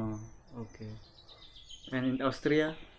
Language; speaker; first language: English; non-native, learner; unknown